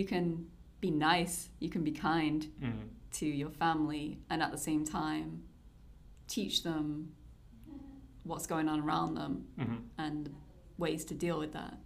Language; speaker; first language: English; native; English